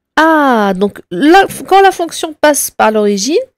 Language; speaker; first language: French; non-native, local second language; Arabic